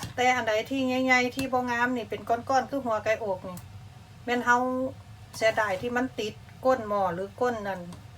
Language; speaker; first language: Thai; native; Thai